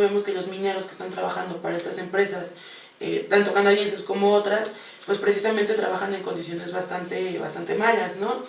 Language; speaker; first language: Spanish; native; Spanish